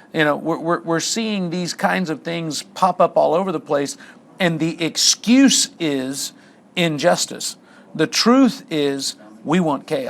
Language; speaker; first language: English; native; English